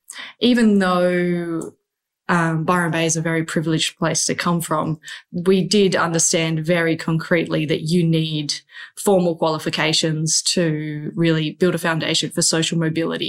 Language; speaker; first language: English; native; English